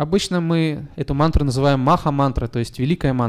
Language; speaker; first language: Russian; native; Russian